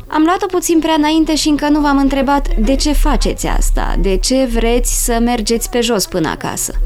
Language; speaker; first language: Romanian; native; Romanian